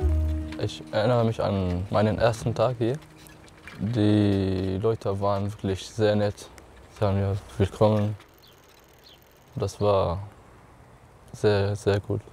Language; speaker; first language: German; non-native, learner; Arabic